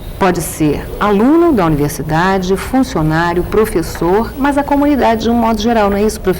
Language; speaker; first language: Portuguese; native; Portuguese